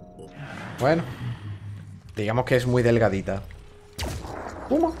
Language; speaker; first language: Spanish; native; Spanish